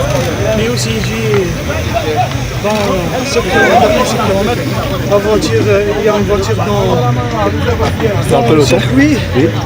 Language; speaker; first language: French; non-native, learner; Arabic